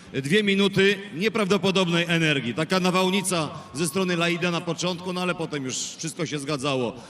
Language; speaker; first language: Polish; native; Polish